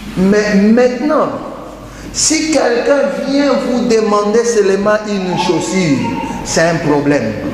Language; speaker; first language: French; non-native, local second language; Lingala